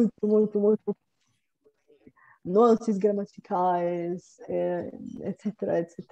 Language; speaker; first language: Portuguese; non-native, fluent; Bulgarian